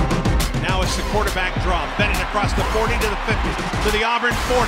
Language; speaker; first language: English; native; English